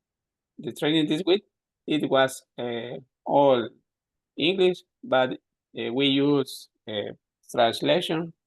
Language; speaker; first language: English; non-native, learner; Spanish